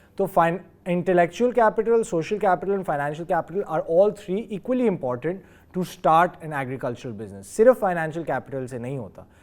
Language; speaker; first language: Urdu; native; Urdu